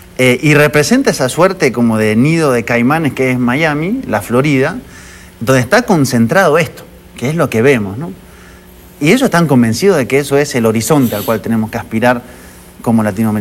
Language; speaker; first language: Spanish; native; Spanish